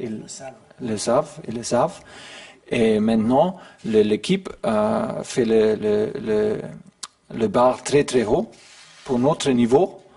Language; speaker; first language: French; non-native, learner; German